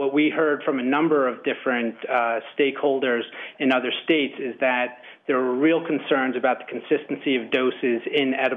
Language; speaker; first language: English; native; English